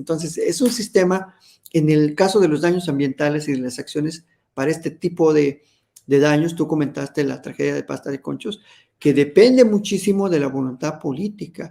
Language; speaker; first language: Spanish; native; Spanish